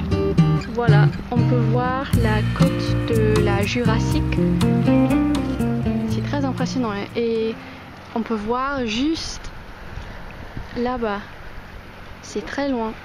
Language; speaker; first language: French; non-native, fluent; English